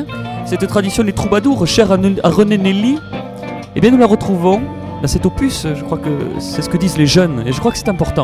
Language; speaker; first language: French; native; French